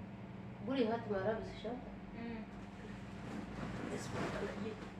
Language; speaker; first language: Arabic; non-native, learner; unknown